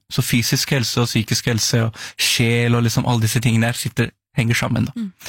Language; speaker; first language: Norwegian; early bilingual, other home language; Urdu